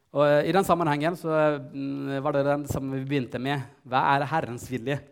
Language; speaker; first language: Norwegian; non-native, fluent; Tigrinya